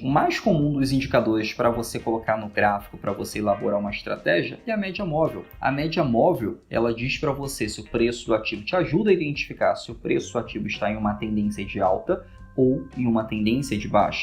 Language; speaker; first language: Portuguese; native; Portuguese